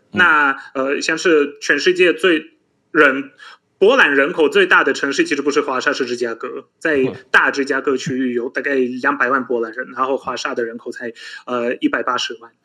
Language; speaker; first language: Chinese; non-native, fluent; Polish